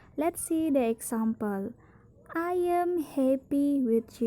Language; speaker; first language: English; non-native, fluent; Indonesian